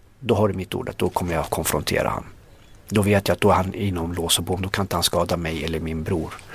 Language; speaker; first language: Swedish; early bilingual, other home language; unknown